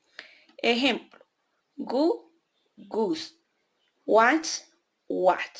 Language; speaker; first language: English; non-native, learner; Spanish